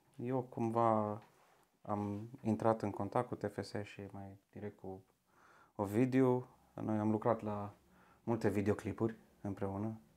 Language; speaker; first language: Romanian; early bilingual, heritage; Romanian